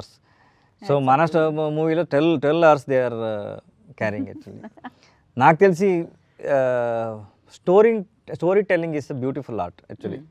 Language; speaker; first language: Telugu; non-native, learner; Kannada